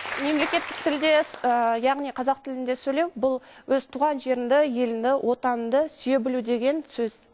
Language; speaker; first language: Kazakh; non-native, local second language; Russian